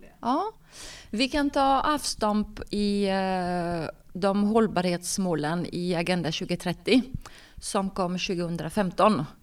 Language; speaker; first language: Swedish; non-native, fluent; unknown